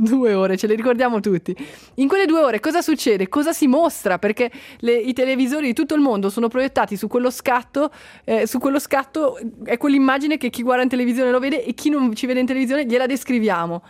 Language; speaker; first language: Italian; native; Italian